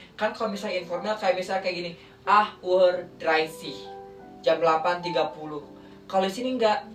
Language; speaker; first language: Indonesian; native; Indonesian